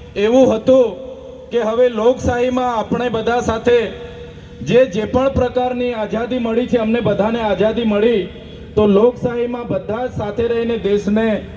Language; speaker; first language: Gujarati; non-native, local second language; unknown